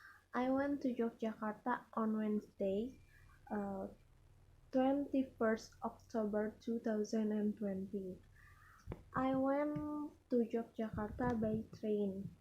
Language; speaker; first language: English; non-native, learner; Indonesian